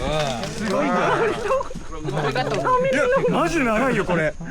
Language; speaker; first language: Japanese; native; Japanese